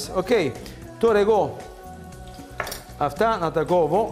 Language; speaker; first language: Greek; non-native, learner; Italian